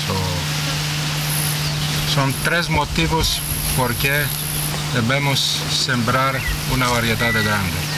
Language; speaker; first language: Spanish; non-native, fluent; Greek